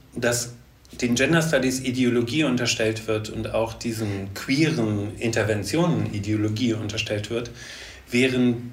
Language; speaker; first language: German; native; German